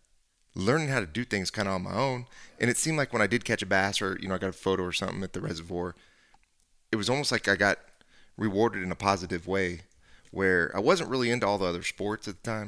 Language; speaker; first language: English; native; English